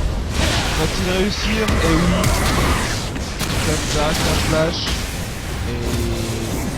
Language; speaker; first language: French; native; French